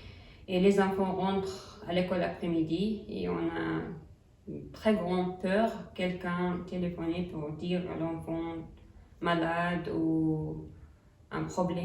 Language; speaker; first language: French; non-native, fluent; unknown